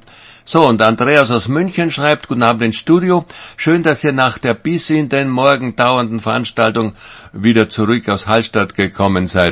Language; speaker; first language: German; native; German